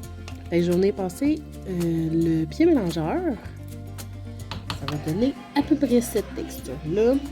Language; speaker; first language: French; native; French